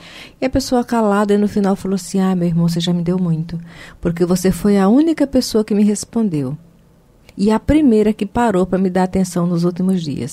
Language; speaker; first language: Portuguese; native; Portuguese